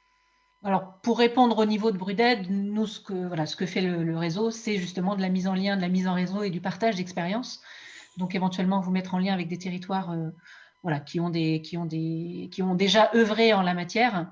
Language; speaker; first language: French; native; French